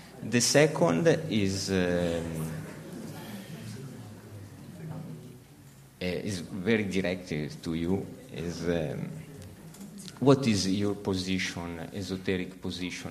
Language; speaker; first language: English; non-native, learner; Italian